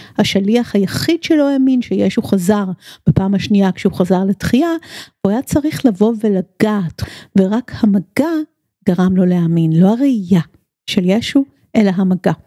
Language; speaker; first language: Hebrew; native; Hebrew